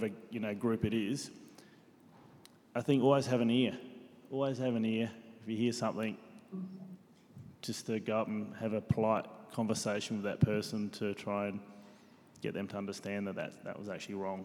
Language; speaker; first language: English; native; English